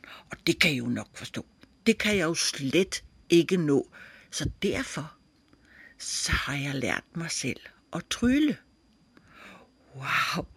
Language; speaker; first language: Danish; native; Danish